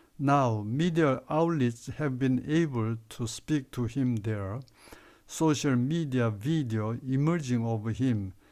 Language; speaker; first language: English; non-native, fluent; Korean